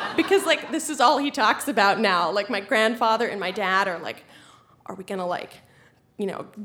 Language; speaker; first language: English; native; English